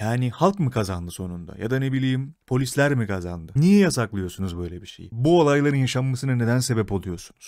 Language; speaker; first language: Turkish; native; Turkish